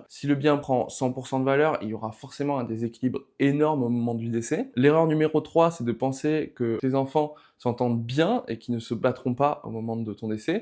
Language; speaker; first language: French; native; French